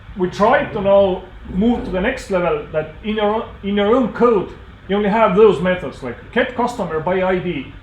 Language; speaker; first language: English; non-native, fluent; Estonian